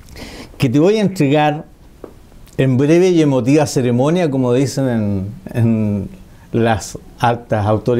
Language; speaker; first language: Spanish; native; Spanish